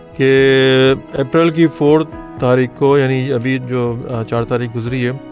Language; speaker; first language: Urdu; native; Urdu